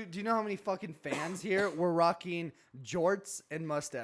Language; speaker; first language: English; native; English